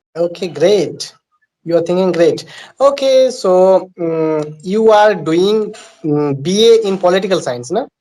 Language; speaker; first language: English; non-native, learner; Bangla